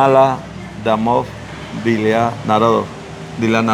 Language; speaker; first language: Russian; non-native, learner; Spanish